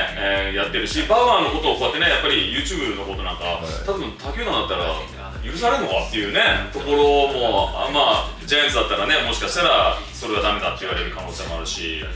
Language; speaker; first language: Japanese; native; Japanese